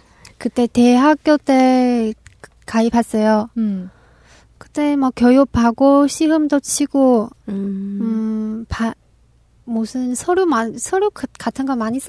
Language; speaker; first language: Korean; non-native, local second language; Chinese